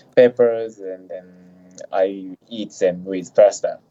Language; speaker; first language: English; non-native, fluent; Japanese